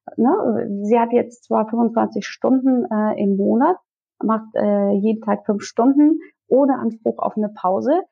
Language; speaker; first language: German; early bilingual, other home language; Russian